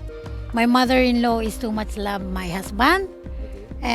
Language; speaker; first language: English; non-native, learner; Japanese